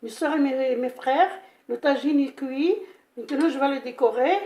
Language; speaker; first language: French; non-native, local second language; Arabic